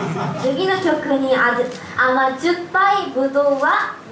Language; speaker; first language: Japanese; non-native, learner; Korean